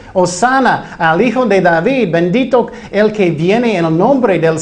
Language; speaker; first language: Spanish; non-native, fluent; English